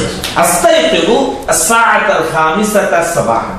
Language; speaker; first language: Arabic; non-native, learner; Tamil